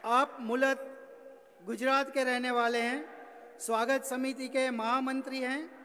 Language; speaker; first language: Hindi; non-native, local second language; Gujarati